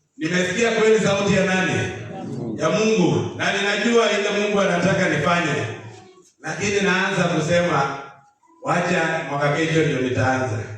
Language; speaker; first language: Swahili; non-native, local second language; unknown